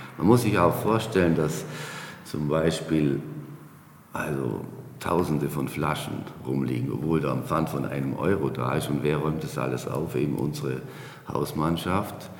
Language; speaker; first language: German; native; German